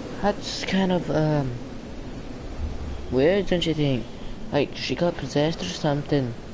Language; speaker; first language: English; native; English